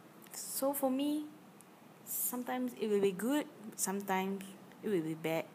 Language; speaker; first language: English; non-native, learner; Malay